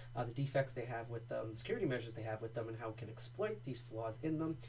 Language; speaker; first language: English; native; English